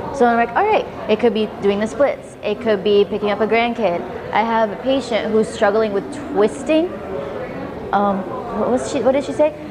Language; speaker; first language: English; early bilingual, other home language; Arabic